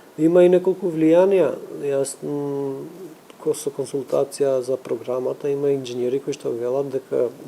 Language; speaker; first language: Macedonian; non-native, local second language; Albanian